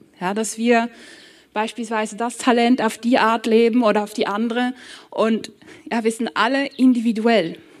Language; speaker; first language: German; early bilingual, other home language; Polish